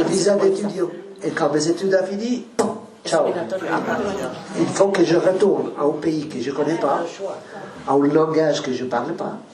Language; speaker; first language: French; non-native, learner; Spanish